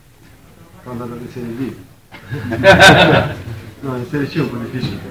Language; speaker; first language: Italian; non-native, learner; Russian